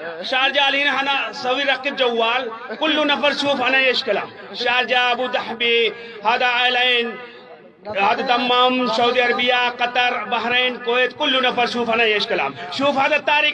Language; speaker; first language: Arabic; non-native, learner; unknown